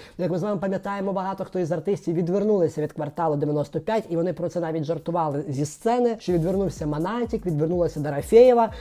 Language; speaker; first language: Ukrainian; native; Ukrainian